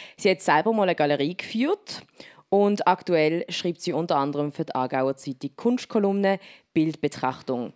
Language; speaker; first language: German; native; German